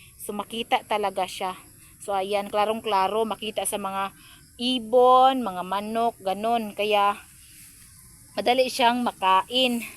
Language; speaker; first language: Filipino; non-native, local second language; Cebuano